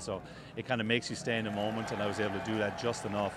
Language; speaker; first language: English; native; English